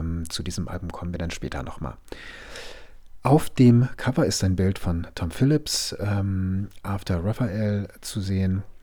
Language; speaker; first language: German; native; German